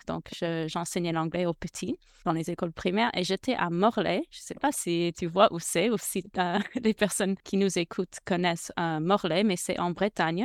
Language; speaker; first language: French; non-native, fluent; English